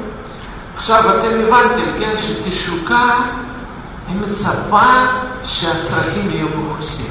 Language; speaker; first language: Hebrew; non-native, fluent; Russian